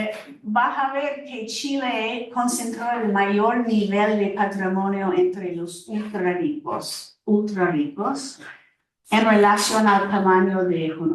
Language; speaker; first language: Spanish; non-native, fluent; English